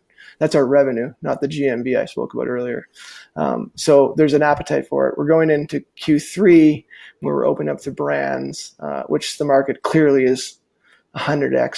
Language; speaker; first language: English; native; English